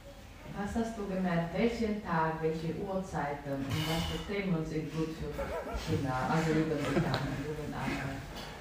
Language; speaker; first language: German; non-native, fluent; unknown